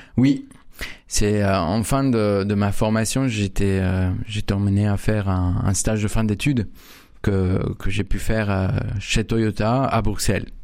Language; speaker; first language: French; non-native, fluent; Spanish